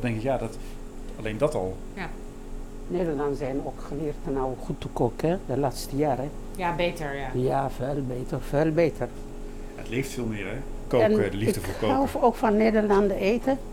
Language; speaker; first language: Dutch; non-native, learner; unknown